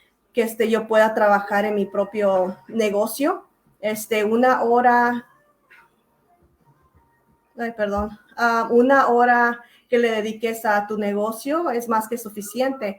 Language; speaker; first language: Spanish; early bilingual, heritage; Spanish